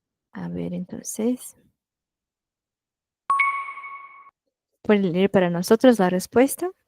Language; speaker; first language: Spanish; non-native, fluent; Portuguese